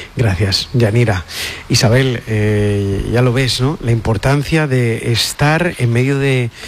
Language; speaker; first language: Spanish; native; Spanish